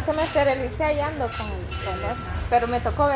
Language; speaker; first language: Spanish; native; Spanish